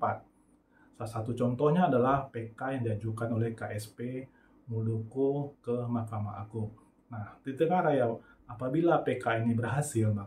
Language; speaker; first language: Indonesian; native; Indonesian